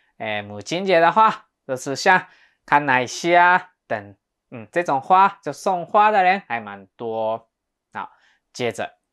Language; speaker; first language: Chinese; non-native, fluent; Japanese